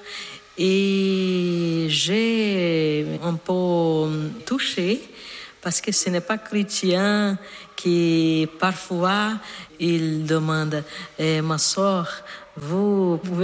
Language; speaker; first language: French; non-native, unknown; Portuguese